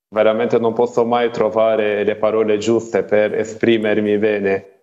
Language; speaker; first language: Italian; non-native, fluent; Arabic